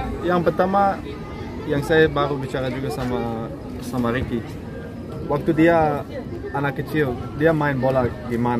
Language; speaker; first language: Indonesian; non-native, fluent; Dutch